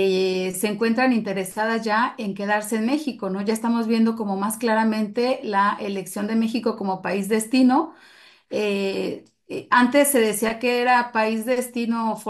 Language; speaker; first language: Spanish; native; Spanish